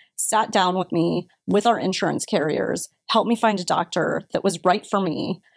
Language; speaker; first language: English; native; English